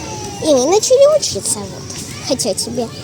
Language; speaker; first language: Russian; early bilingual, heritage; Russian